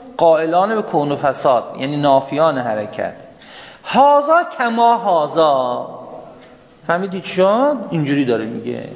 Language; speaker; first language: Persian; non-native, local second language; Azerbaijani